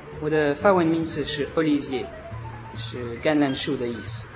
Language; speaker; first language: Chinese; non-native, learner; French